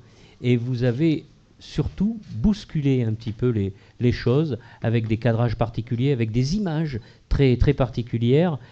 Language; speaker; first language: French; native; French